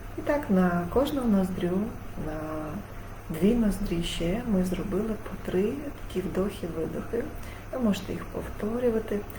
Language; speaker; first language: Ukrainian; non-native, local second language; Russian